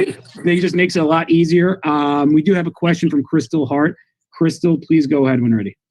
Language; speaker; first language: English; native; English